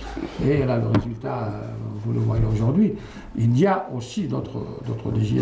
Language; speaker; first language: French; non-native, local second language; Arabic